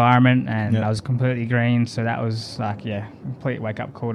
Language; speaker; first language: English; native; English